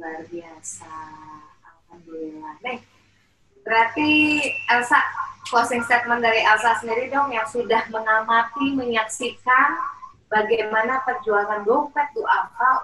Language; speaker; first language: Indonesian; native; Indonesian